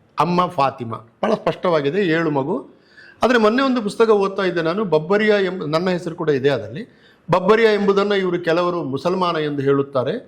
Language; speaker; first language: Kannada; native; Kannada